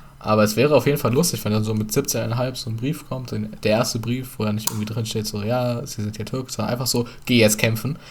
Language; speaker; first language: German; early bilingual, other home language; Turkish